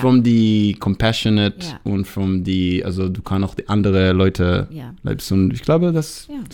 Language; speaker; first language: German; non-native, learner; Hebrew